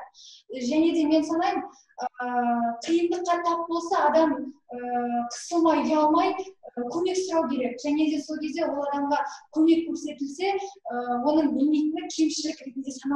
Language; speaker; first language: Kazakh; non-native, local second language; Russian